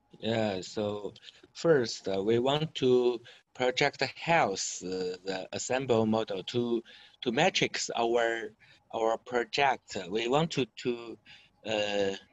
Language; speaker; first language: English; non-native, learner; Chinese